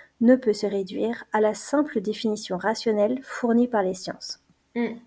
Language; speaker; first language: French; native; French